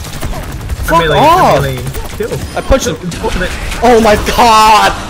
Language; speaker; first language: English; native; English